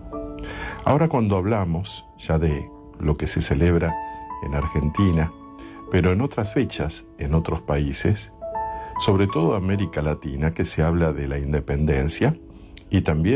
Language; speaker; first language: Spanish; native; Spanish